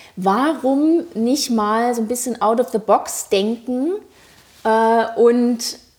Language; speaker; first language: German; native; German